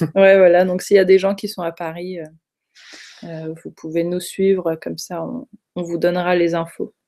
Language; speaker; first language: French; native; French